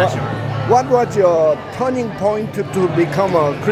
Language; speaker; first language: English; non-native, learner; Korean